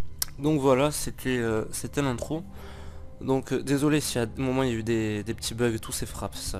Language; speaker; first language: French; native; French